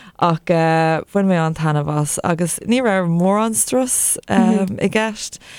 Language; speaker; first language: Irish; non-native, local second language; English